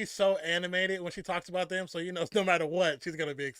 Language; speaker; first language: English; native; English